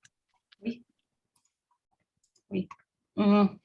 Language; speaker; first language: French; non-native, learner; Russian